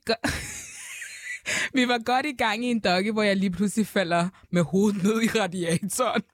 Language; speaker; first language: Danish; native; Danish